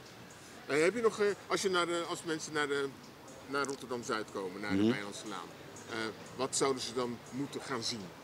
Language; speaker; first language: Dutch; native; Dutch